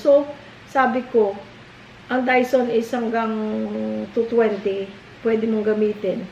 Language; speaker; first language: Filipino; non-native, local second language; Cebuano